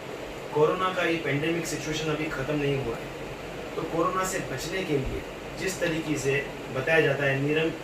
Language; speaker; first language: Hindi; native; Hindi